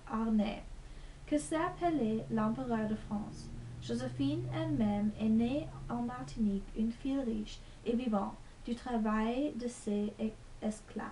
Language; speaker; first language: French; non-native, learner; English